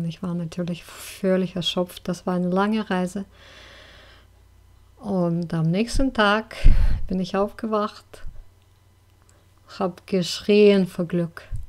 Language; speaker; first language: German; non-native, fluent; Russian